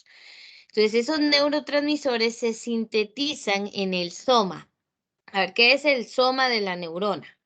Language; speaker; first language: Spanish; native; Spanish